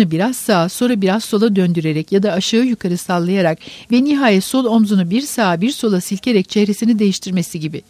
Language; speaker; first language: Turkish; native; Turkish